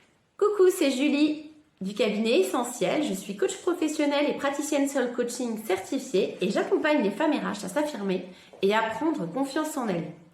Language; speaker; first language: French; native; French